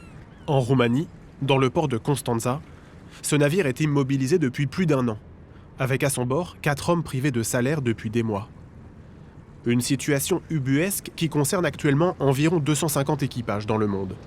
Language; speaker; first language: French; native; French